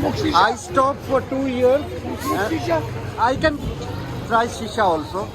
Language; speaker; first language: English; non-native, local second language; Hindi